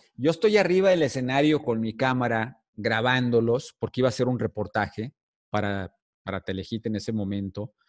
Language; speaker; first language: Spanish; native; Spanish